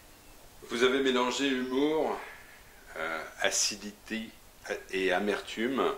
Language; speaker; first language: French; native; French